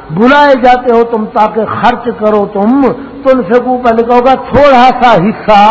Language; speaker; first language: Urdu; non-native, local second language; Pashto